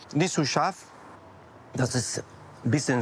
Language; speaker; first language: German; non-native, learner; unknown